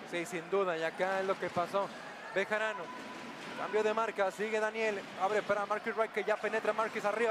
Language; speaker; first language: Spanish; native; Spanish